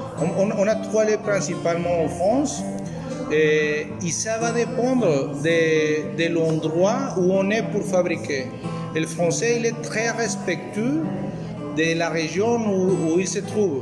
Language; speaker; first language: French; non-native, fluent; Spanish